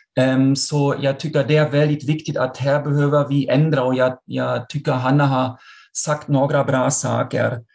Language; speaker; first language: Swedish; non-native, fluent; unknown